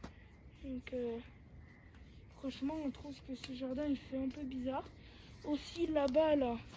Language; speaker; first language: French; native; French